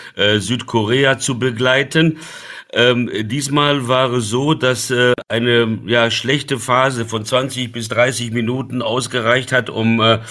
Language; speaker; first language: German; early bilingual, other home language; Portuguese